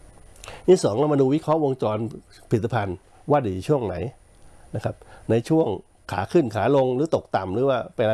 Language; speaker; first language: Thai; native; Thai